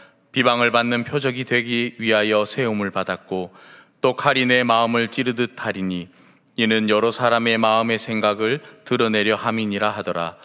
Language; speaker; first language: Korean; native; Korean